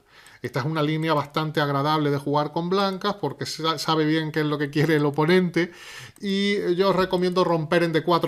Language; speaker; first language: Spanish; native; Spanish